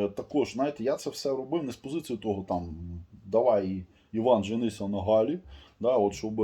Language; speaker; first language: Ukrainian; native; Ukrainian